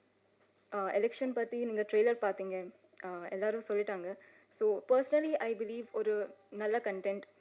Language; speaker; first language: Tamil; non-native, fluent; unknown